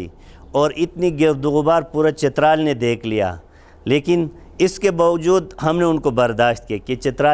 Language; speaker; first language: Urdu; non-native, local second language; Khowar